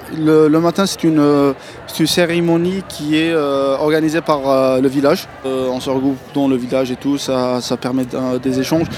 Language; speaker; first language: French; non-native, local second language; Kabyle